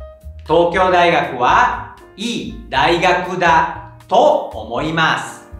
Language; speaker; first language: Japanese; non-native, fluent; Indonesian